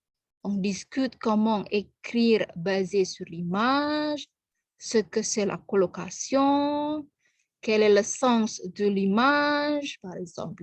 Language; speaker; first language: French; non-native, fluent; Indonesian